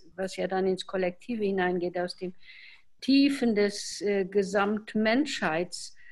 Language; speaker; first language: German; non-native, local second language; Luxembourgish